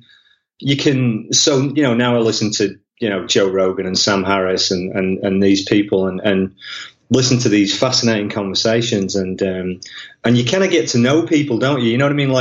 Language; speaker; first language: English; native; English